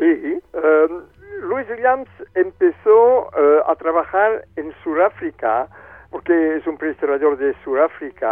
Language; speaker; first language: Spanish; non-native, fluent; French